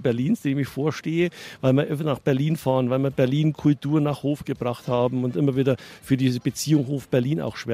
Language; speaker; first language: German; native; German